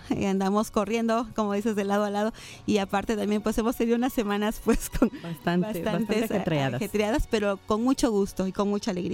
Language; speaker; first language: Spanish; native; Spanish